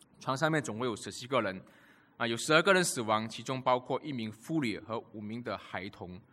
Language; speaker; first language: Chinese; native; Chinese